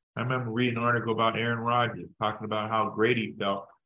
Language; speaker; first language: English; native; English